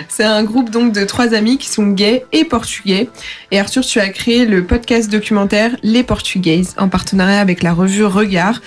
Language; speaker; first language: French; native; French